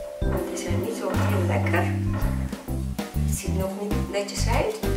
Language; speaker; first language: Dutch; non-native, learner; Persian